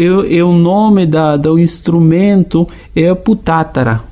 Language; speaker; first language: Portuguese; non-native, fluent; Spanish